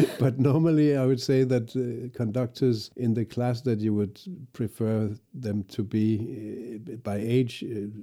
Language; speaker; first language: English; non-native, fluent; Danish